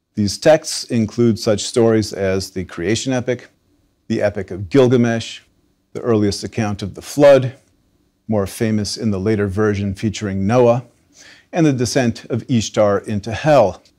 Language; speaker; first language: English; native; English